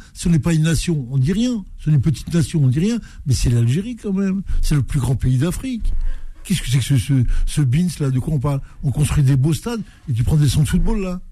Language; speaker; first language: French; native; French